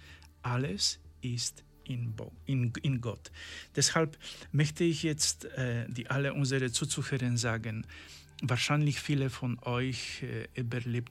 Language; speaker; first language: German; non-native, learner; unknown